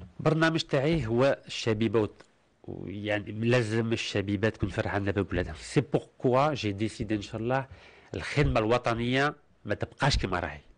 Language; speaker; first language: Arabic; early bilingual, heritage; Arabic